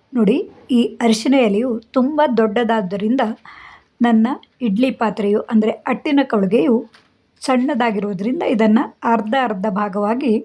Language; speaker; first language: Kannada; non-native, local second language; Konkani